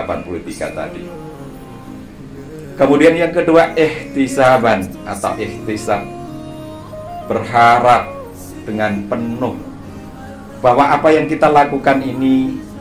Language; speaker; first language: Indonesian; native; Indonesian